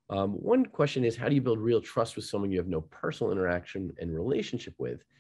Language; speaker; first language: English; native; English